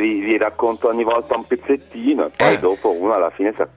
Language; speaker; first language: Italian; native; Italian